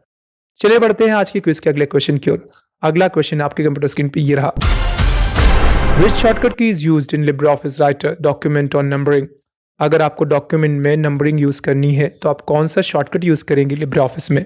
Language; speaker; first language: Hindi; native; Hindi